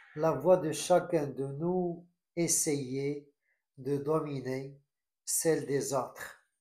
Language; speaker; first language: French; non-native, local second language; Arabic